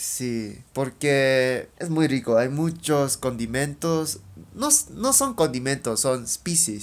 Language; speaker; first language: Spanish; non-native, learner; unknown